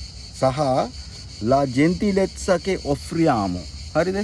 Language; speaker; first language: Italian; non-native, fluent; Sinhala